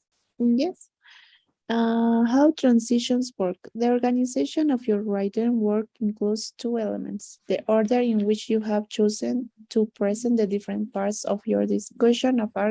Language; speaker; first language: English; non-native, learner; Spanish